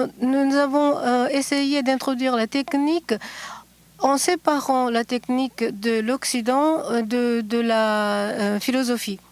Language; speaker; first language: French; non-native, fluent; Japanese